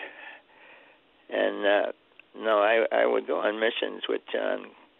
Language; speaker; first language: English; early bilingual, other home language; Swedish